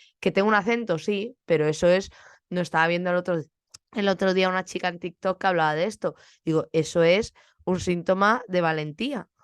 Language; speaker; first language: Spanish; native; Spanish